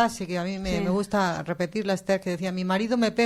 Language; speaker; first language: Spanish; native; Spanish